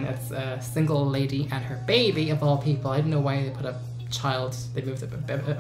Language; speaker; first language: English; native; English